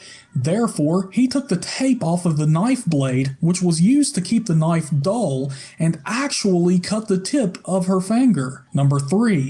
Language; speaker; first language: English; native; English